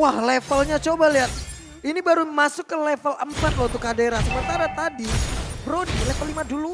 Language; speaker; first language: Indonesian; native; Indonesian